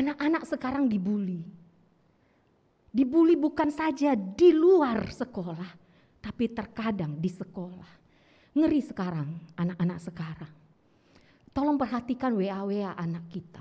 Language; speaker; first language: Indonesian; native; Indonesian